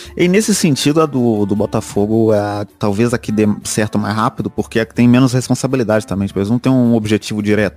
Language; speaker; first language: Portuguese; native; Portuguese